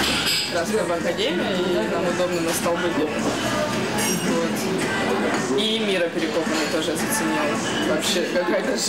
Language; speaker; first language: Russian; native; Russian